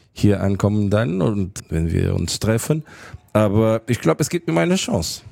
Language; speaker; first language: German; non-native, fluent; Portuguese